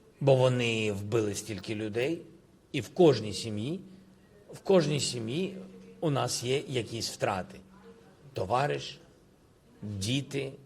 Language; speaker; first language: Ukrainian; non-native, local second language; Russian